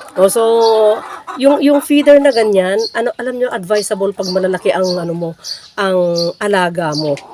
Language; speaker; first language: Filipino; non-native, local second language; Iloko